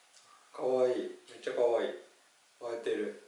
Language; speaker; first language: Japanese; native; Japanese